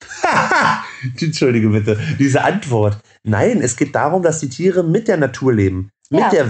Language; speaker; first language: German; native; German